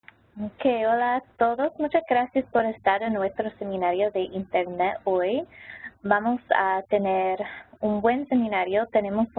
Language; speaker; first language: Spanish; non-native, local second language; English